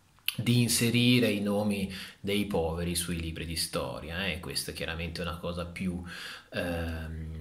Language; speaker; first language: Italian; native; Italian